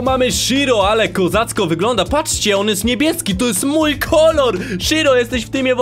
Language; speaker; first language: Polish; native; Polish